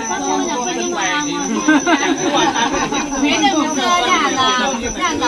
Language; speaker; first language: Chinese; native; Chinese